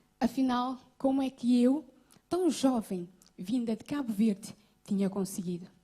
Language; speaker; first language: Portuguese; non-native, local second language; Kabuverdianu